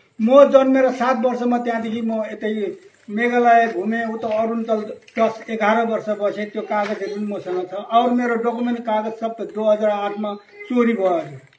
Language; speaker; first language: Nepali; native; Nepali